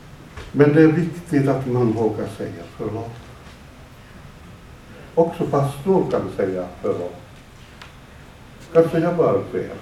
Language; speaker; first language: Swedish; non-native, fluent; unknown